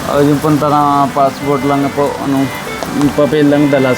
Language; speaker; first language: Filipino; non-native, learner; Punjabi